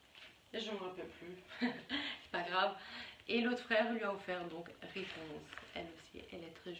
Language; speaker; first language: French; native; French